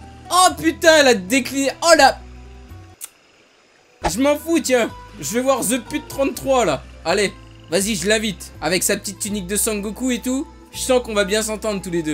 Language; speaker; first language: French; native; French